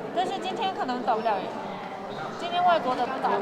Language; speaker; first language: Chinese; native; Chinese